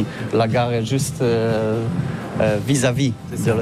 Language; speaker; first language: French; non-native, learner; Polish